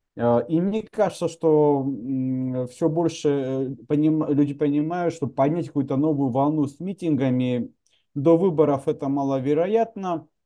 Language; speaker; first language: Russian; non-native, local second language; Georgian